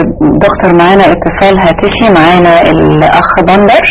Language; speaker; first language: Arabic; native; Arabic